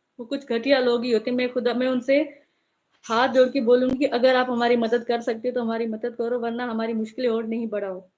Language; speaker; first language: Urdu; non-native, local second language; Sindhi